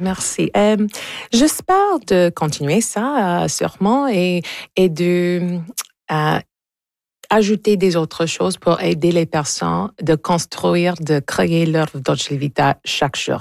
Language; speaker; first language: French; non-native, local second language; English